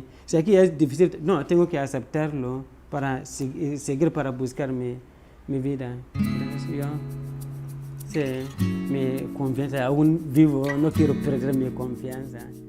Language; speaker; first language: Spanish; non-native, learner; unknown